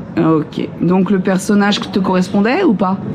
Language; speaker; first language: French; native; French